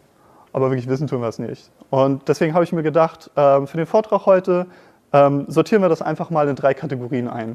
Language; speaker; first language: German; native; German